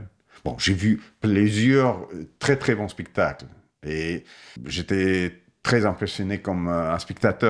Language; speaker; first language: French; non-native, fluent; Russian